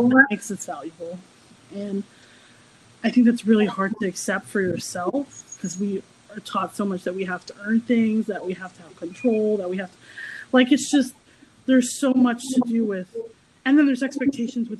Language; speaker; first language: English; native; English